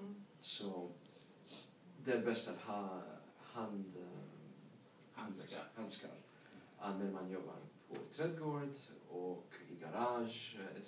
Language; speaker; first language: Swedish; non-native, learner; English